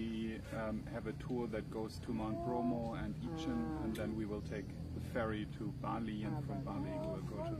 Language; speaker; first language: English; non-native, fluent; German